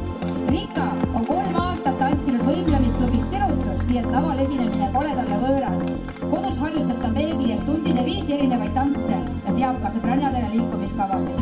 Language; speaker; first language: Estonian; native; Estonian